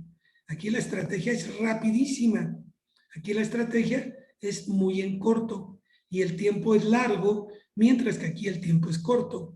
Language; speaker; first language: Spanish; native; Spanish